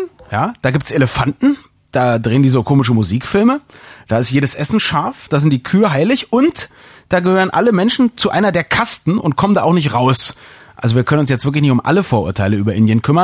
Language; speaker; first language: German; native; German